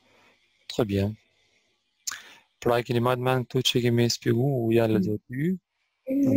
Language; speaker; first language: French; non-native, fluent; Albanian